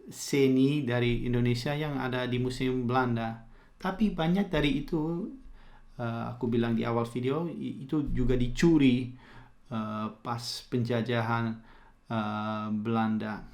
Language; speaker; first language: Indonesian; early bilingual, heritage; Dutch